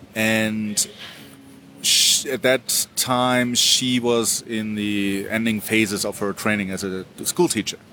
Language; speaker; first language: English; non-native, fluent; German